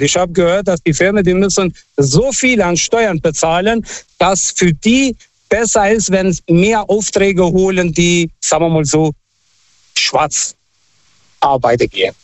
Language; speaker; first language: German; non-native, fluent; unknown